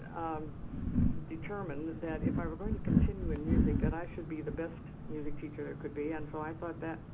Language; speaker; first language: English; native; English